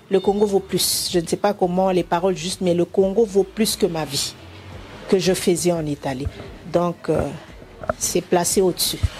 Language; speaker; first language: French; non-native, local second language; Bemba